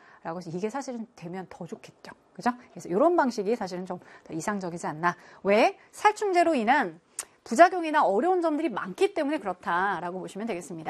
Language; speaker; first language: Korean; native; Korean